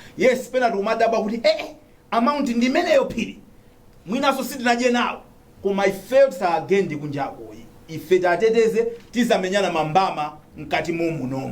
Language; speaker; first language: Nyanja; native; Nyanja